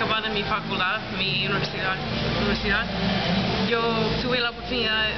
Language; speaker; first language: Spanish; non-native, fluent; English